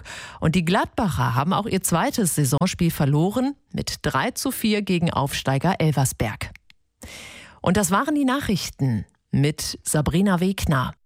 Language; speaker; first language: German; native; German